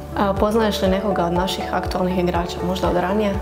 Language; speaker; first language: Croatian; native; Croatian